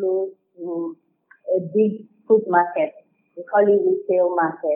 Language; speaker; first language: English; non-native, local second language; Yoruba